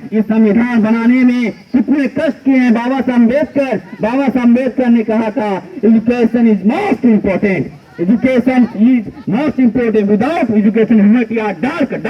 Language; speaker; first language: Hindi; native; Hindi